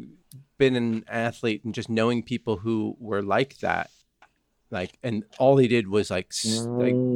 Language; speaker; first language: English; native; English